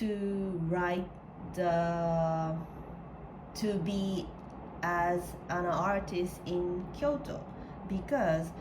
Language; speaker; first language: English; non-native, learner; Japanese